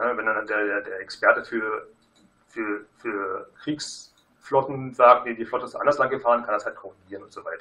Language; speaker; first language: German; native; German